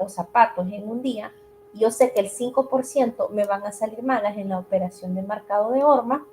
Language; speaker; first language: Spanish; native; Spanish